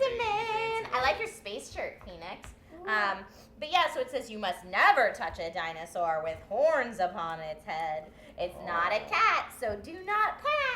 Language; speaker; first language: English; native; English